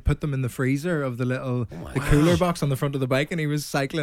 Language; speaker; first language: English; native; English